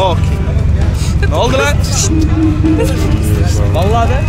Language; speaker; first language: Russian; non-native, learner; Turkish